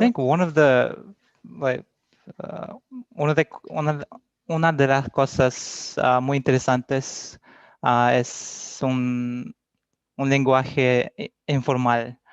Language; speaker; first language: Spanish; non-native, learner; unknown